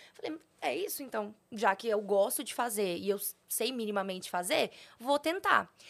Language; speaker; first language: Portuguese; native; Portuguese